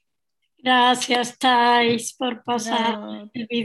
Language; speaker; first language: Spanish; native; Spanish